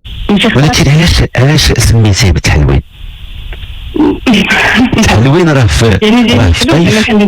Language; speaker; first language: Arabic; native; Arabic